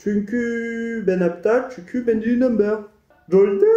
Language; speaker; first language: Turkish; non-native, learner; French